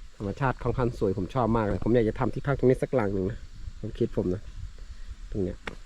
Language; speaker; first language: Thai; non-native, local second language; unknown